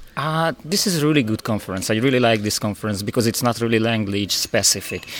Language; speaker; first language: English; non-native, fluent; Hungarian